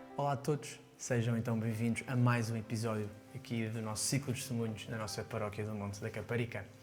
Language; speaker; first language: Portuguese; native; Portuguese